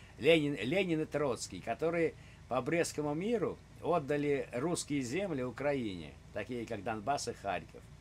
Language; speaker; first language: Russian; native; Russian